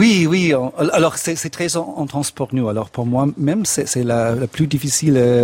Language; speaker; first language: French; non-native, fluent; English